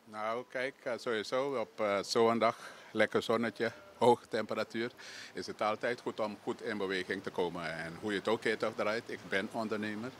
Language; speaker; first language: Dutch; native; Dutch